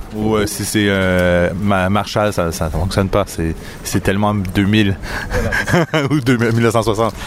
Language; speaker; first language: French; native; French